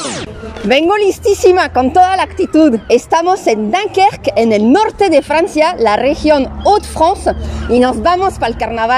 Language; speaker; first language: Spanish; non-native, fluent; French